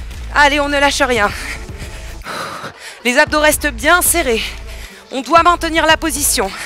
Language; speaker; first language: French; native; French